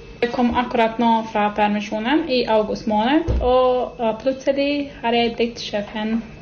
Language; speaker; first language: Norwegian; non-native, fluent; Serbian